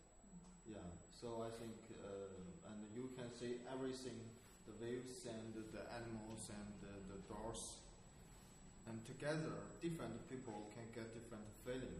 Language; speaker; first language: English; non-native, learner; Chinese